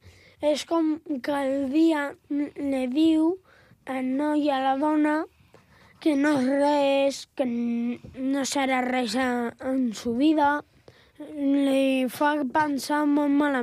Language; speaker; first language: Catalan; non-native, local second language; Spanish